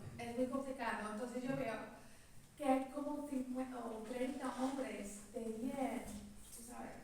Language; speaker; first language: Spanish; early bilingual, heritage; English